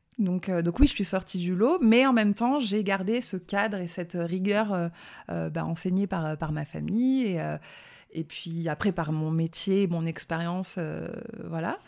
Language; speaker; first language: French; native; French